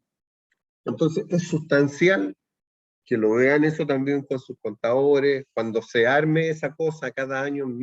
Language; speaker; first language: Spanish; native; Spanish